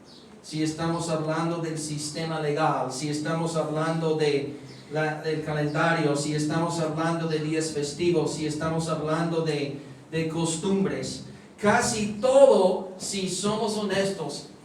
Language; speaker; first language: Spanish; non-native, fluent; English